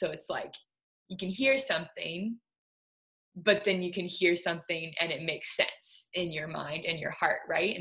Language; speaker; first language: English; native; English